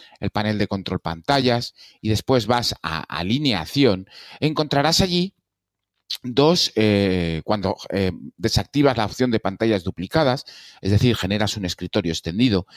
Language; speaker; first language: Spanish; native; Spanish